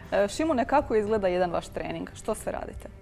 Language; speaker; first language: Croatian; native; Croatian